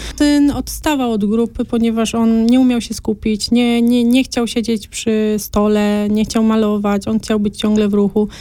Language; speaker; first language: Polish; native; Polish